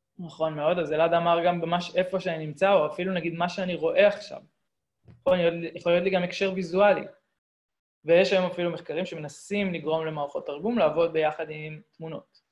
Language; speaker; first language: Hebrew; native; Hebrew